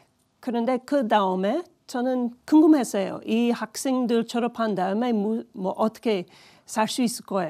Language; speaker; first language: Korean; non-native, learner; English